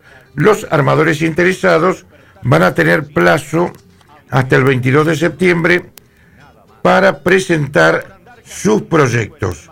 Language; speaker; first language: Spanish; native; Spanish